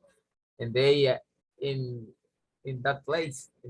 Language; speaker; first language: English; non-native, learner; Spanish